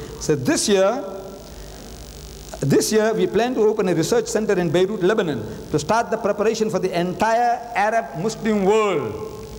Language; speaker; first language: English; early bilingual, other home language; Gujarati